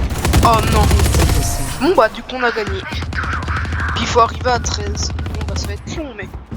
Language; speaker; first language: French; native; French